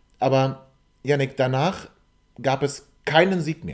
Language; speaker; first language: German; native; German